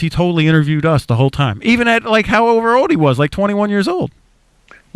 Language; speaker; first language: English; native; English